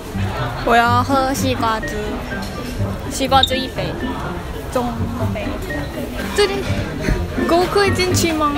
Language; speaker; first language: Chinese; non-native, learner; Korean